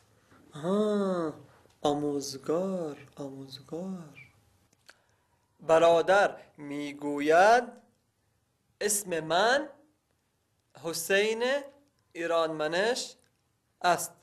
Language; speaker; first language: Persian; non-native, learner; Arabic